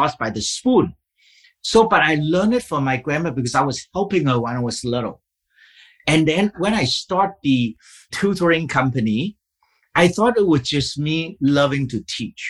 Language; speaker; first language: English; non-native, fluent; Vietnamese